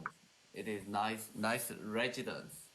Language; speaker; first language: English; non-native, learner; Korean